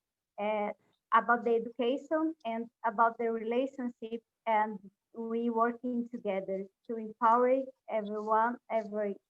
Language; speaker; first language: English; non-native, learner; Portuguese